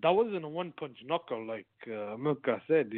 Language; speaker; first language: English; native; English